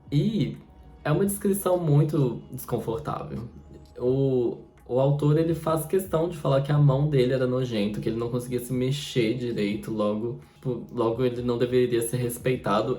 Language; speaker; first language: Portuguese; native; Portuguese